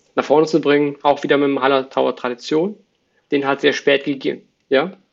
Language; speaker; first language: German; native; German